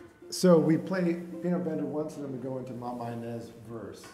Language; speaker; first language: English; native; English